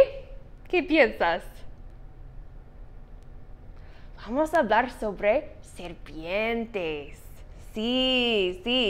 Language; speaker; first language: Spanish; non-native, fluent; English